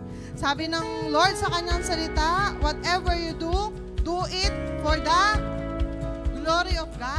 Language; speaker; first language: Filipino; native; Filipino